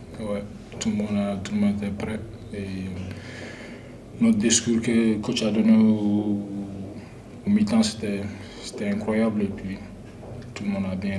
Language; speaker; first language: French; non-native, fluent; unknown